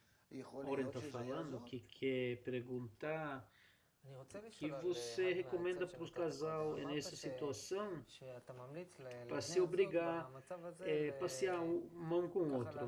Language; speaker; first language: Portuguese; non-native, fluent; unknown